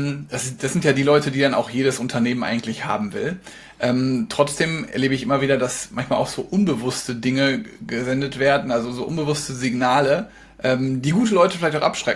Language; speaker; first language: German; native; German